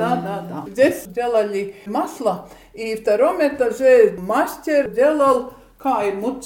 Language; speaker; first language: Russian; non-native, local second language; Latvian